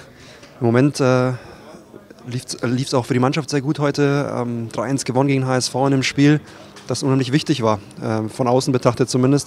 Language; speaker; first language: German; native; German